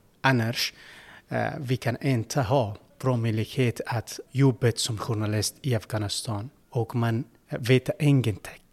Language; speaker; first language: Swedish; non-native, learner; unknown